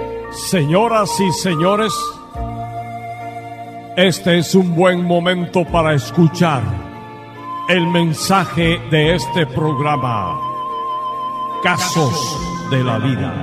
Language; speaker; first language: Spanish; native; Spanish